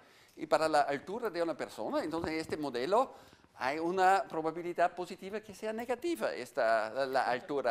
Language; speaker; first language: Spanish; non-native, fluent; German